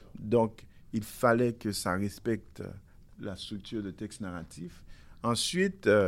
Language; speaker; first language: French; non-native, local second language; Haitian Creole